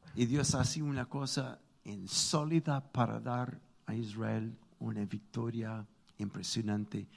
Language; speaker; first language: Spanish; non-native, fluent; English